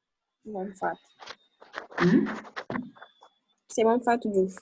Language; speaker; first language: French; non-native, local second language; Wolof